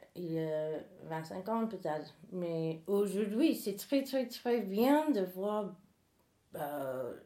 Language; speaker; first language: French; non-native, fluent; English